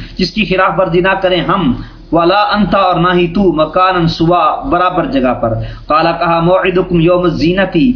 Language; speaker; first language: Urdu; native; Urdu